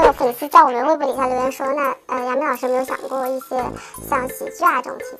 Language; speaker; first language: Chinese; native; Chinese